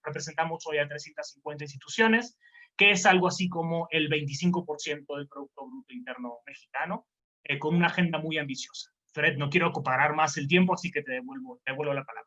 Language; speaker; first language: Spanish; native; Spanish